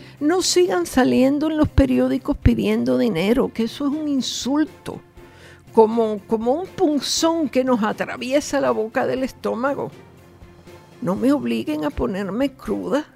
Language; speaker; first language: Spanish; native; Spanish